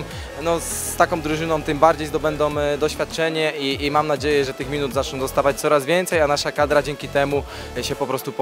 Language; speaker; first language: Polish; native; Polish